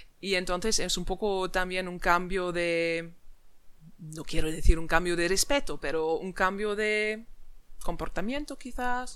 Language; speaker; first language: Spanish; non-native, fluent; German